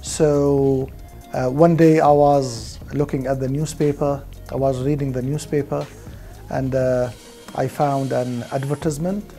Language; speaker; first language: English; non-native, fluent; Arabic